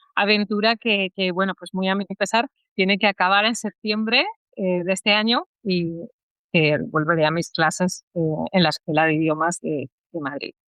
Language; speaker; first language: Spanish; native; Spanish